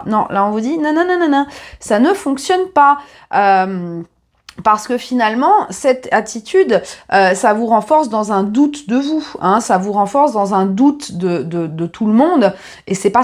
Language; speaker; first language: French; native; French